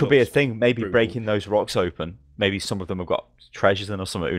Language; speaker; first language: English; native; English